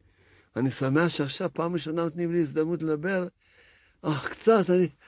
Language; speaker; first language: Hebrew; non-native, fluent; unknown